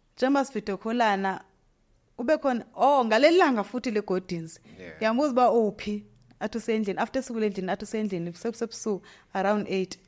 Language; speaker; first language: Zulu; non-native, local second language; Xhosa